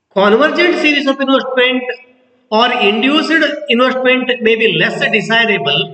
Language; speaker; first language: English; non-native, local second language; Kannada